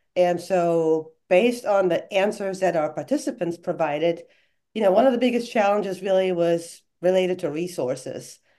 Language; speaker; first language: English; non-native, fluent; German